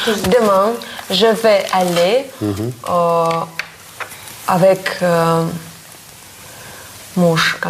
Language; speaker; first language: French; non-native, learner; Russian